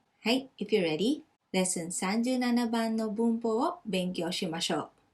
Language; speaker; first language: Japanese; non-native, fluent; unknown